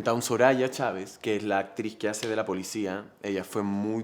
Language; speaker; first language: Portuguese; non-native, fluent; Spanish